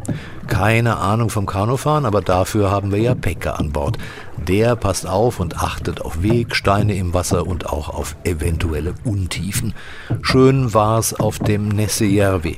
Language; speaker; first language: German; native; German